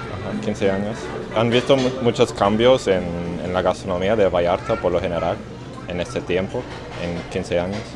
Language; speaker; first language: Spanish; non-native, learner; English